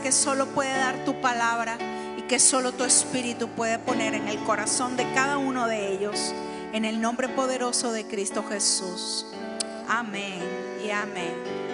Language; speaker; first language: Spanish; native; Spanish